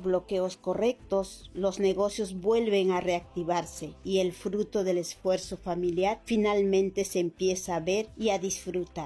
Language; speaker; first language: Spanish; native; Spanish